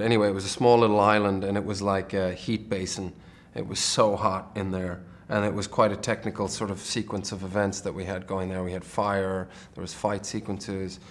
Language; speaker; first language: English; native; English